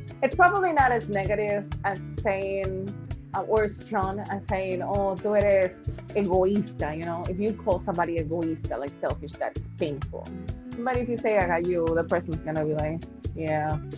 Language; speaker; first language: English; non-native, fluent; Spanish